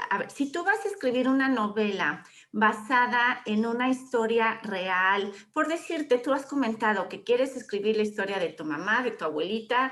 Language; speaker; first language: Spanish; native; Spanish